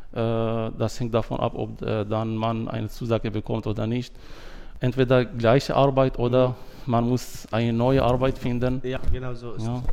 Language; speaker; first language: German; non-native, fluent; Arabic